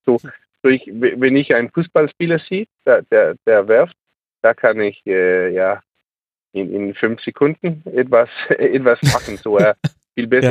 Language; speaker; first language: German; non-native, learner; Danish